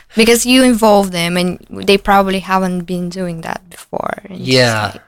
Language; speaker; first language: English; non-native, fluent; Bulgarian